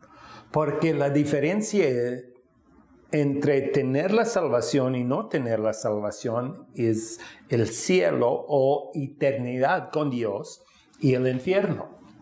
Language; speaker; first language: Spanish; non-native, fluent; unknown